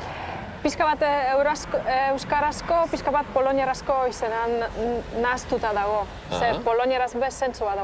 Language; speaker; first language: Basque; non-native, fluent; Polish